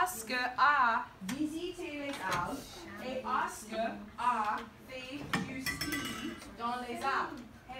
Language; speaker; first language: French; non-native, fluent; English